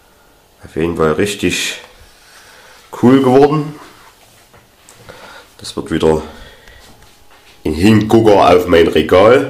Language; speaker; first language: German; native; German